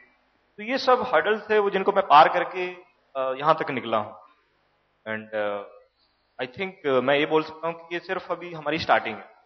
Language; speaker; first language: Hindi; native; Hindi